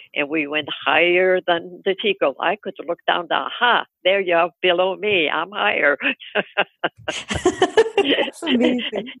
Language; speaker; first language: English; non-native, fluent; Icelandic